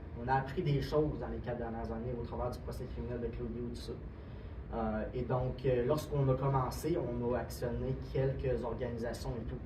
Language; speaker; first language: French; native; French